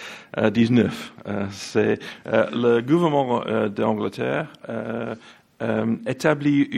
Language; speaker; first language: French; non-native, learner; English